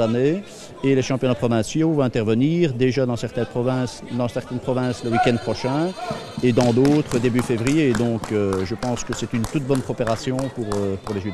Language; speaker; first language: French; native; French